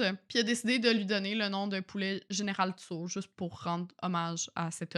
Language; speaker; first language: French; native; French